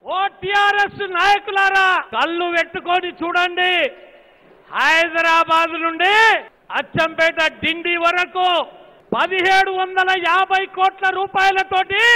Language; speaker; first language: Hindi; native; Hindi